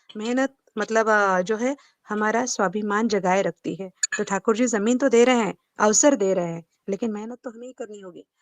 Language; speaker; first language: Hindi; non-native, local second language; Marathi